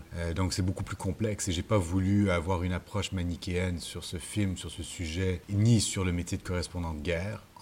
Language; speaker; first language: French; native; French